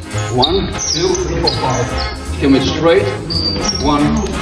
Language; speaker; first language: English; non-native, learner; Dutch